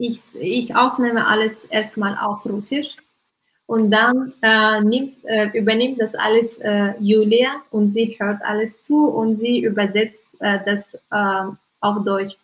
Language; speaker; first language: German; non-native, learner; Russian